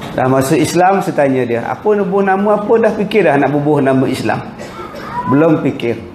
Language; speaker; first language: Malay; native; Malay